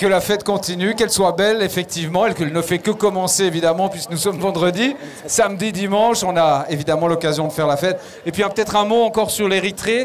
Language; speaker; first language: French; native; French